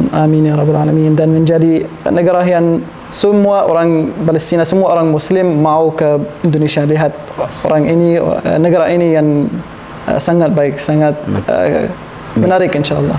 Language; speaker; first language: Indonesian; non-native, learner; Arabic